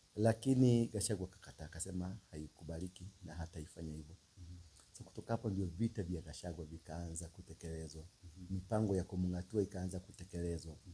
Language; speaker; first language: Swahili; non-native, local second language; Kikuyu